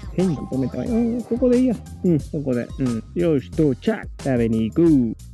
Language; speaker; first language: Japanese; non-native, fluent; Spanish